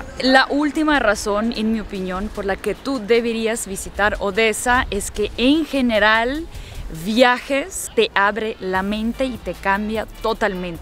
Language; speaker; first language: Spanish; early bilingual, heritage; Russian